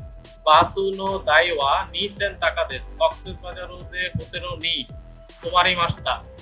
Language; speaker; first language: Japanese; non-native, learner; Bangla